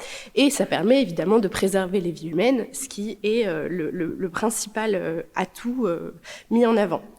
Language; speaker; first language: French; native; French